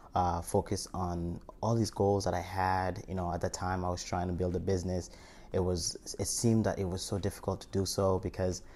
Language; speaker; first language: English; early bilingual, other home language; Haitian Creole